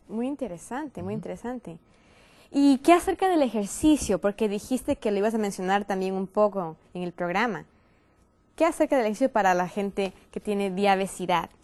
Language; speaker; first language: Spanish; native; Spanish